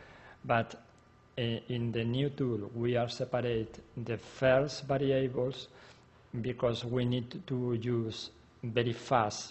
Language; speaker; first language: English; non-native, learner; Spanish